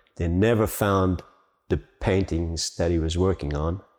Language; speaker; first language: English; native; English